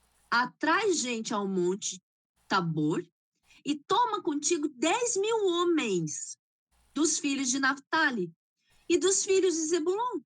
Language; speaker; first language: Portuguese; native; Portuguese